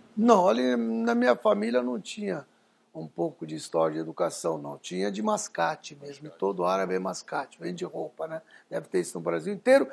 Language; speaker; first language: Portuguese; early bilingual, other home language; Arabic